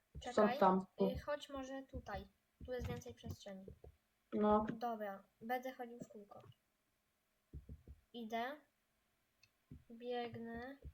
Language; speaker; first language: Polish; native; Polish